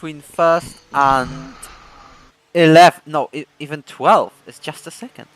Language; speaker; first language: English; non-native, fluent; Polish